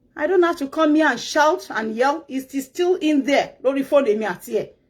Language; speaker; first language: English; non-native, local second language; Yoruba